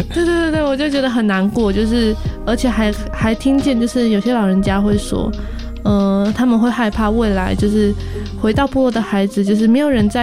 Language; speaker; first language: Chinese; non-native, local second language; Amis